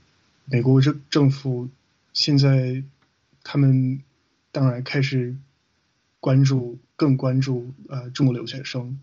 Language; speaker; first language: Chinese; non-native, fluent; English